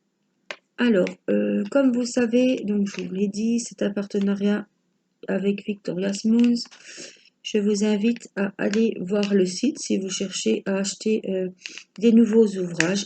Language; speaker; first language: French; native; French